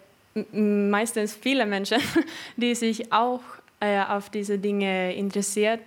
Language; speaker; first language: German; non-native, learner; Swedish